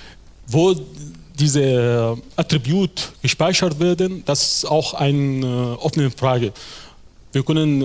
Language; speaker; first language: German; non-native, fluent; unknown